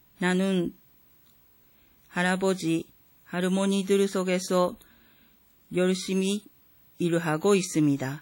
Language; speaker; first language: Korean; non-native, learner; Japanese